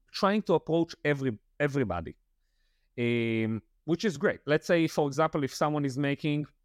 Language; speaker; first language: English; non-native, fluent; Italian